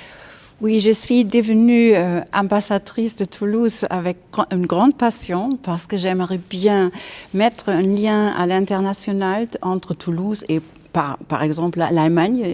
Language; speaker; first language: French; non-native, fluent; German